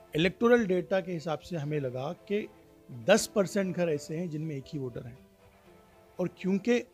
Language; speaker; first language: Hindi; non-native, local second language; Urdu